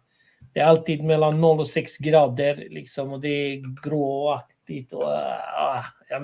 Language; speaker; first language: Swedish; non-native, fluent; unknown